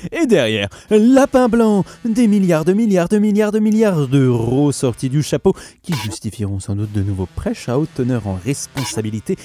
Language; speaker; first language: French; native; French